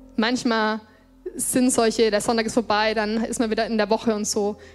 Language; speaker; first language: German; native; German